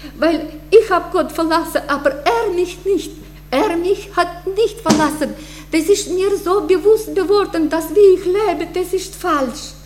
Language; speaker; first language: German; non-native, fluent; Russian